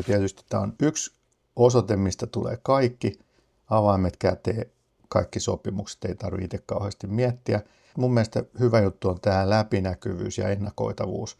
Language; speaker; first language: Finnish; native; Finnish